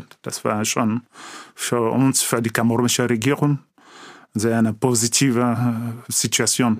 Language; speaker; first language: German; non-native, learner; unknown